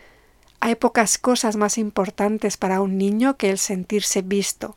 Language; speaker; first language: Spanish; native; Spanish